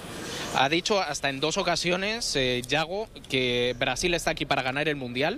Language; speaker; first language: Spanish; native; Spanish